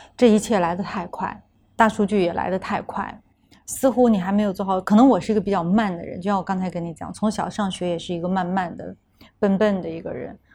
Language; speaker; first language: Chinese; native; Chinese